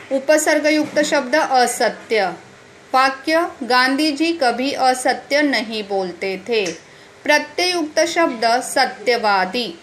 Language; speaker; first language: Hindi; non-native, local second language; Marathi